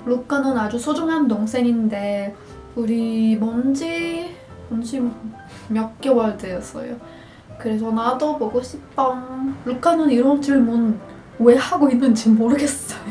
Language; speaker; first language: Korean; non-native, fluent; Portuguese